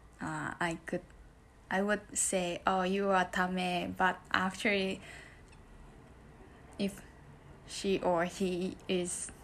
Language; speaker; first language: English; non-native, learner; Japanese